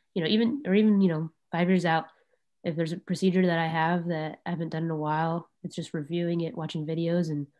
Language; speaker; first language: English; native; English